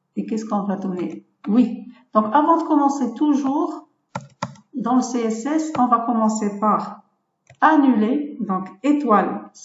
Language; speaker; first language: French; non-native, local second language; Arabic